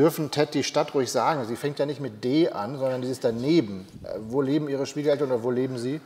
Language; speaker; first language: German; native; German